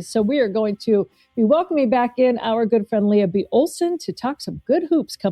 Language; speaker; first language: English; native; English